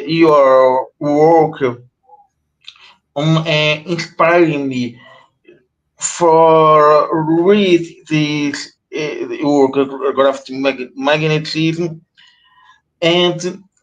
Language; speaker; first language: English; non-native, learner; Portuguese